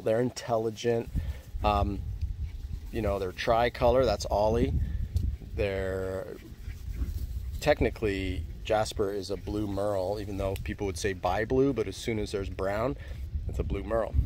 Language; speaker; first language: English; native; English